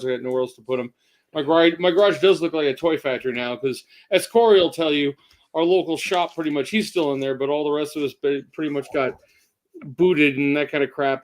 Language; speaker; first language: English; native; English